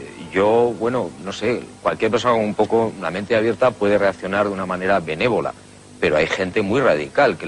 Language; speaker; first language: Spanish; native; Spanish